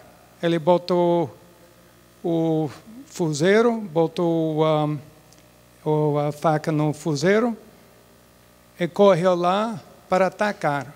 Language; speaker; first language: Portuguese; non-native, fluent; English